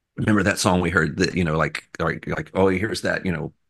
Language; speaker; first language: English; native; English